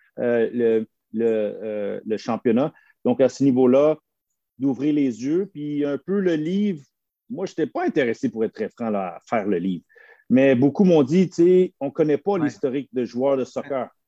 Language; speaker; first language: French; native; French